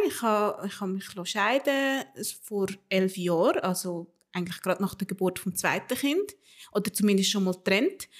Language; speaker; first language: German; early bilingual, other home language; Spanish